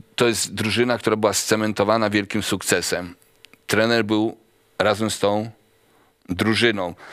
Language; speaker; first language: Polish; native; Polish